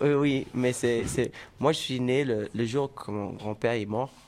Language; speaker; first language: French; non-native, fluent; German